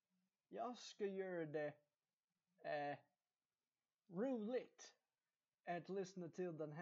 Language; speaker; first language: Swedish; non-native, learner; English